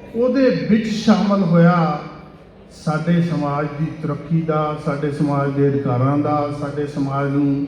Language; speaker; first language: Hindi; non-native, local second language; Punjabi